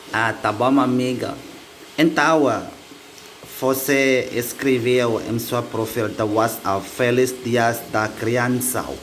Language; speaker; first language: Portuguese; non-native, learner; Indonesian